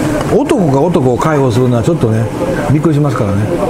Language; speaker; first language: Japanese; native; Japanese